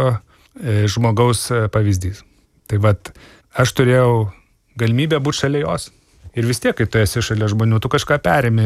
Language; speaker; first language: Lithuanian; native; Lithuanian